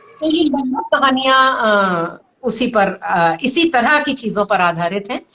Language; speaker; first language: Hindi; native; Hindi